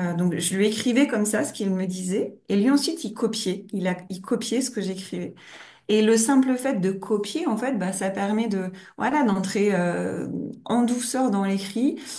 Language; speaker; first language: French; native; French